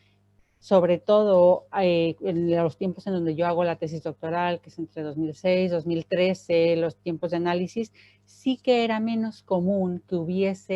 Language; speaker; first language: Spanish; native; Spanish